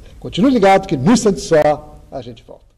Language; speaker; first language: Portuguese; native; Portuguese